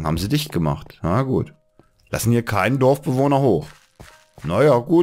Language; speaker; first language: German; native; German